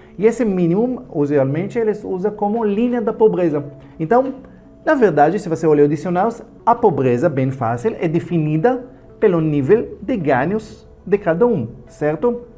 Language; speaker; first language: Portuguese; non-native, fluent; Hebrew